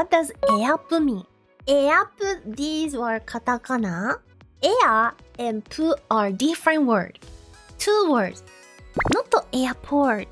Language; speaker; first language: English; non-native, learner; Japanese